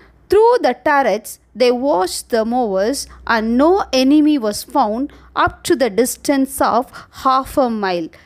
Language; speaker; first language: English; non-native, local second language; Tamil